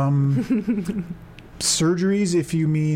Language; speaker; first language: English; native; English